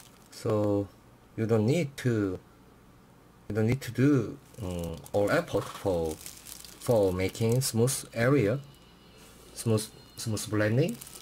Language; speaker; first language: English; non-native, learner; Korean